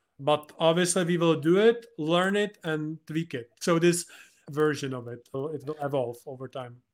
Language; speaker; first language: English; non-native, fluent; Czech